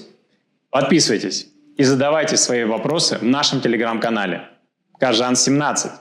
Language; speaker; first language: Russian; native; Russian